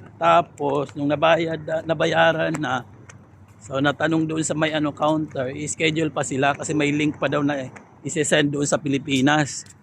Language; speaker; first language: Filipino; non-native, local second language; Waray